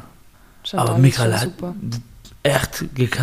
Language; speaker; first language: German; non-native, learner; Baluchi